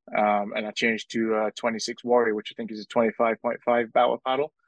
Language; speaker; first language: English; native; English